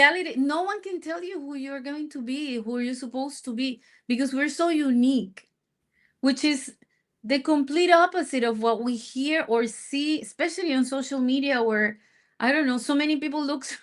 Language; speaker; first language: English; non-native, fluent; Spanish